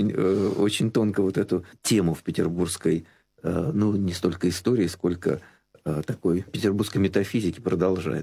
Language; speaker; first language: Russian; native; Russian